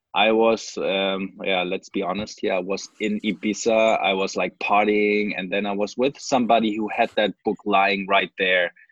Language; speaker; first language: English; non-native, fluent; German